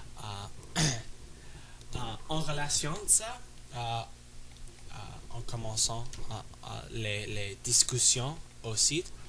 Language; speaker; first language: French; non-native, learner; English